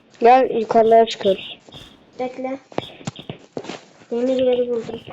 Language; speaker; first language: Turkish; native; Turkish